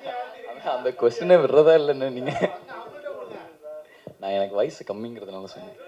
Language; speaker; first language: Tamil; native; Tamil